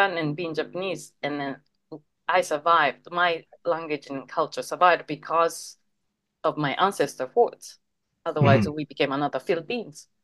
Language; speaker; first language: English; non-native, fluent; Japanese